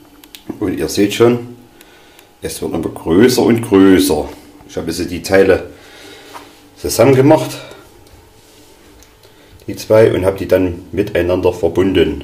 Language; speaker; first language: German; native; German